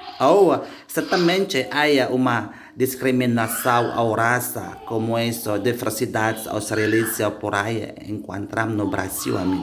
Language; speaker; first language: Portuguese; non-native, learner; Indonesian